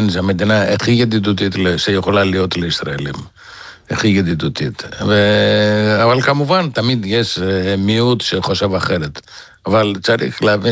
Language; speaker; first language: Hebrew; non-native, fluent; Greek